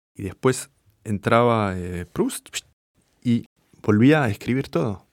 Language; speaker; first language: Spanish; non-native, fluent; French